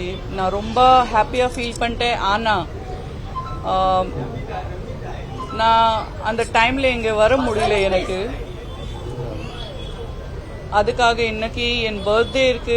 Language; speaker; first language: Tamil; non-native, fluent; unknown